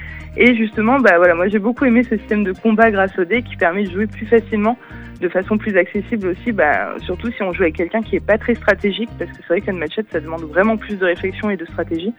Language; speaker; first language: French; native; French